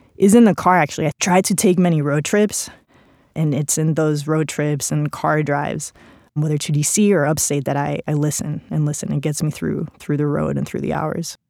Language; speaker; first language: English; non-native, fluent; Spanish